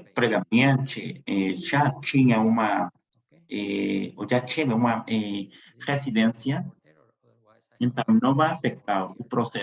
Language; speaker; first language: Portuguese; non-native, fluent; Spanish